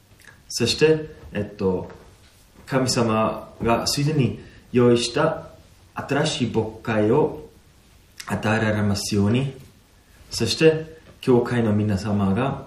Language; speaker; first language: Japanese; non-native, fluent; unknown